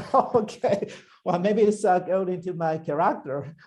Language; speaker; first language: English; non-native, learner; Chinese